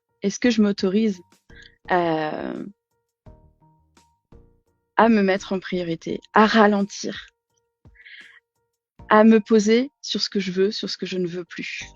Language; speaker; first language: French; native; French